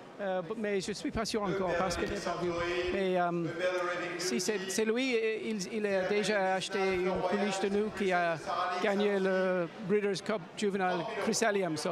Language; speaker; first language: French; non-native, learner; English